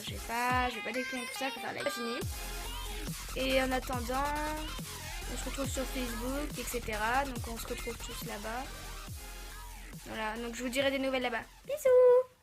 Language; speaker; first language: French; native; French